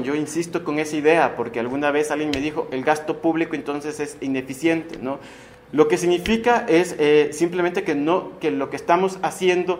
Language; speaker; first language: Spanish; native; Spanish